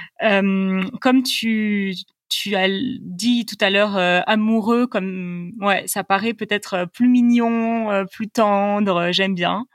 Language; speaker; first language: French; native; French